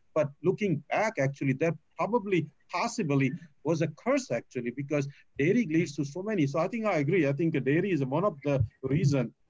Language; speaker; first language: English; non-native, local second language; Gujarati